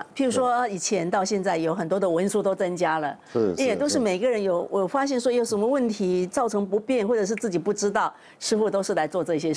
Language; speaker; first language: Chinese; native; Chinese